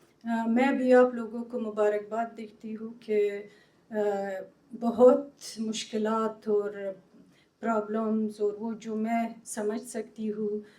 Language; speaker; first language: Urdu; non-native, fluent; Persian